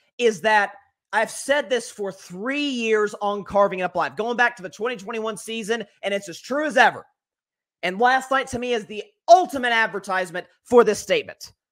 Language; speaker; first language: English; native; English